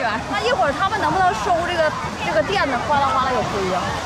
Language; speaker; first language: Chinese; native; Chinese